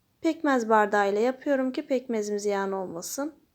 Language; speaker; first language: Turkish; native; Turkish